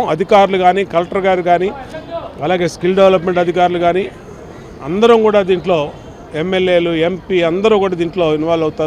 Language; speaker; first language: Telugu; native; Telugu